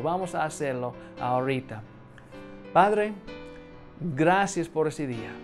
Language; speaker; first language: Spanish; non-native, fluent; English